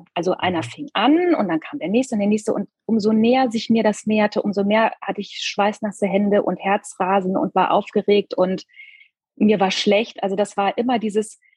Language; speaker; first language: German; native; German